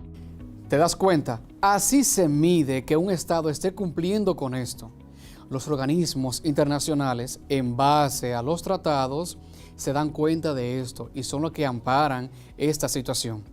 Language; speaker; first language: Spanish; native; Spanish